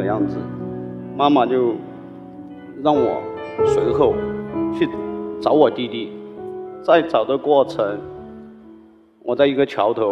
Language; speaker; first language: Chinese; native; Chinese